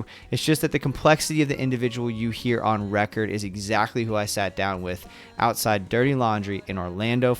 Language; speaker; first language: English; native; English